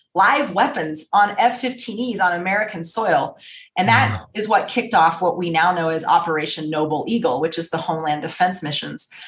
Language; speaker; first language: English; native; English